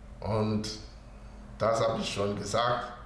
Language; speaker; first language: German; non-native, learner; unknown